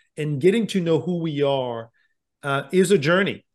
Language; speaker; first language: English; non-native, fluent; French